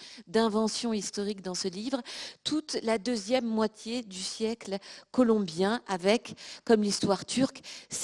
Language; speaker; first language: French; native; French